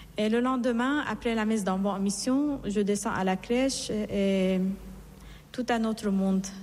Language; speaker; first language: French; non-native, fluent; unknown